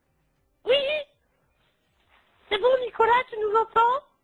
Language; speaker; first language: French; native; French